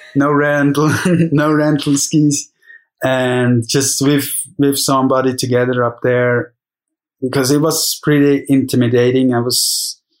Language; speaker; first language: English; non-native, fluent; German